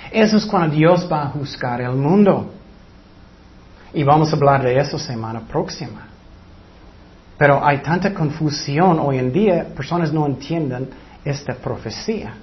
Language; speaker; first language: Spanish; non-native, fluent; English